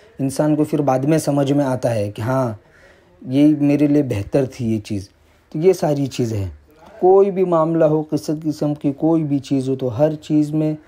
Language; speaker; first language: Urdu; non-native, local second language; Gujarati